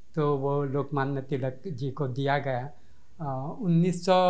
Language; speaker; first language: Hindi; non-native, local second language; Marathi